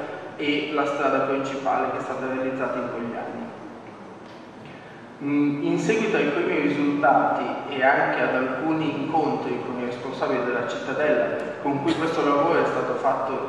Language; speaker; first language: Italian; native; Italian